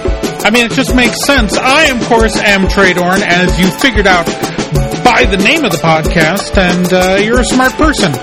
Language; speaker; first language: English; native; English